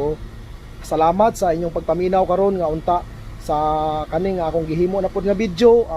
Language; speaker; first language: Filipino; non-native, local second language; Cebuano